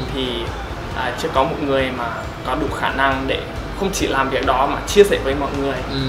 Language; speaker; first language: Vietnamese; non-native, fluent; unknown